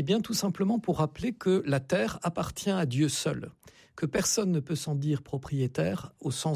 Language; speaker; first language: French; native; French